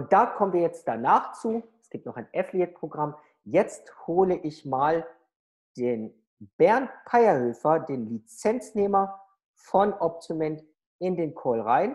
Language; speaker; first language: German; native; German